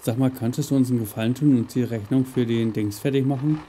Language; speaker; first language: German; native; German